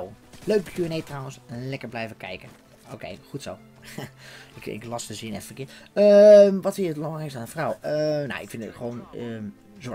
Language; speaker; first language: Dutch; native; Dutch